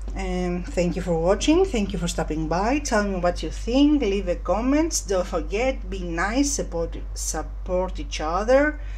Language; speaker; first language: English; non-native, fluent; Greek